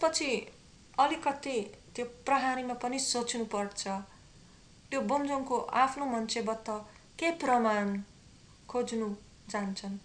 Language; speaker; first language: Nepali; non-native, learner; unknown